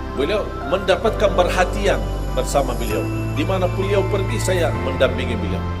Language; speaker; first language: Indonesian; non-native, fluent; Arabic